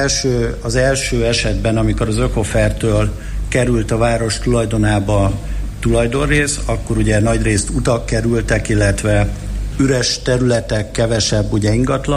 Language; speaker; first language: Hungarian; native; Hungarian